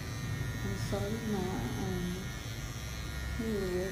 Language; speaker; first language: English; non-native, learner; Thai